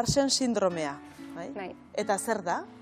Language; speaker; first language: Basque; native; Basque